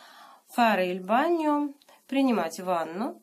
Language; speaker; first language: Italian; non-native, fluent; Russian